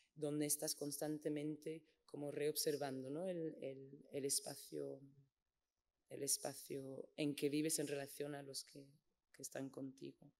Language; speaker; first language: Spanish; non-native, fluent; English